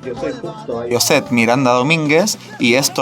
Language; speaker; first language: Spanish; native; Spanish